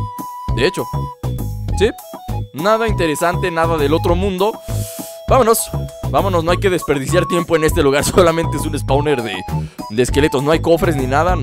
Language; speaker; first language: Spanish; native; Spanish